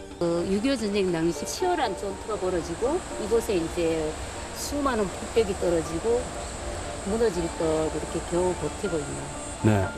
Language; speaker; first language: Korean; native; Korean